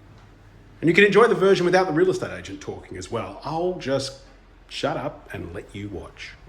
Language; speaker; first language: English; native; English